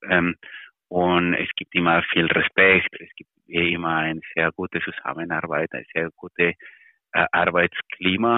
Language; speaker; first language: German; non-native, fluent; Spanish